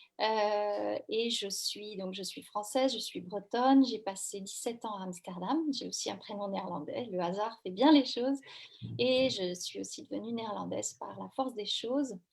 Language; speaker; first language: French; native; French